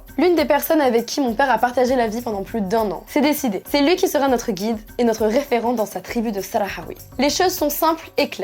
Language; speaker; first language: French; native; French